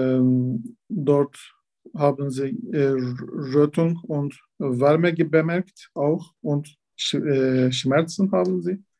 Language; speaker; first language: German; non-native, learner; Turkish